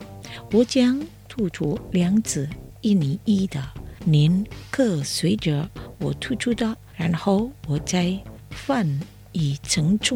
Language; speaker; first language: Chinese; non-native, fluent; Indonesian